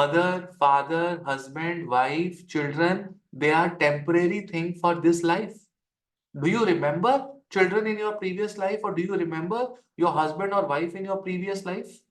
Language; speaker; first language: English; non-native, local second language; Hindi